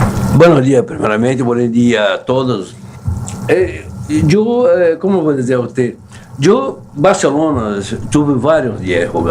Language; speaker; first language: Spanish; non-native, learner; Portuguese